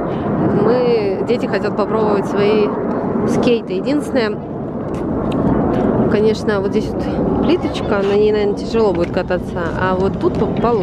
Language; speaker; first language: Russian; native; Russian